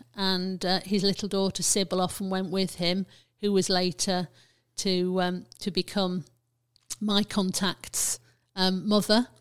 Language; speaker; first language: English; native; English